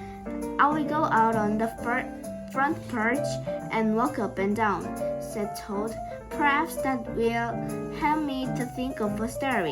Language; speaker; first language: English; non-native, learner; Korean